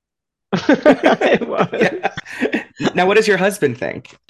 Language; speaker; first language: English; native; English